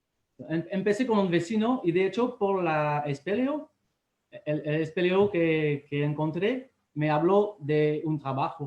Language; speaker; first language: Spanish; non-native, fluent; French